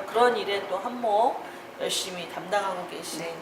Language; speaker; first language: Korean; native; Korean